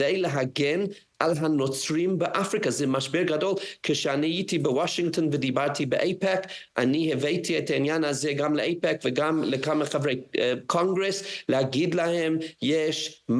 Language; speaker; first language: Hebrew; non-native, fluent; English